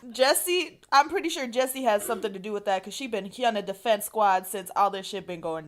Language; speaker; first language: English; native; English